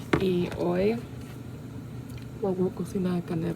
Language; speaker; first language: Spanish; early bilingual, heritage; Spanish